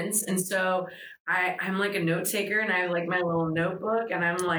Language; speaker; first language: English; early bilingual, other home language; Greek